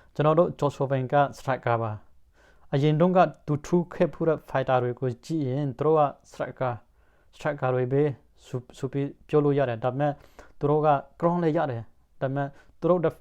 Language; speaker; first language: Burmese; non-native, local second language; Hakha Chin